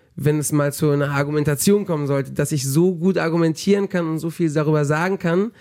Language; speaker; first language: German; early bilingual, heritage; German